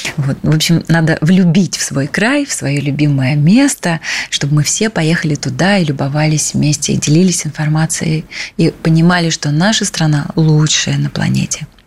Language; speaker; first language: Russian; native; Russian